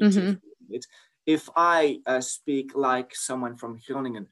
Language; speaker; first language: English; non-native, fluent; French